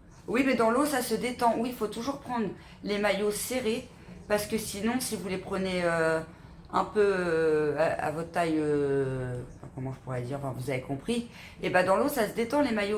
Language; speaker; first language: French; native; French